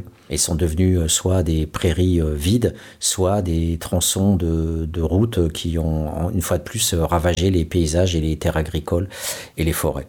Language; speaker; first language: French; native; French